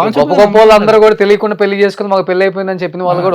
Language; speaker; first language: Telugu; native; Telugu